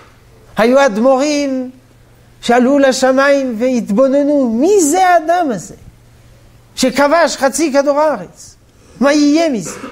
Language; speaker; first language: Hebrew; non-native, fluent; French